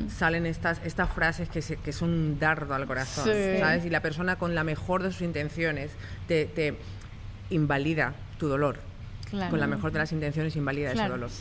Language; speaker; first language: Spanish; native; Spanish